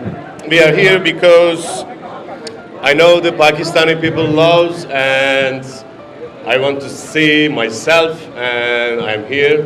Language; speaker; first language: English; non-native, learner; Turkish